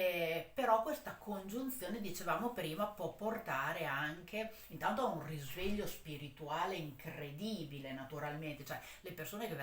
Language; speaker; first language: Italian; native; Italian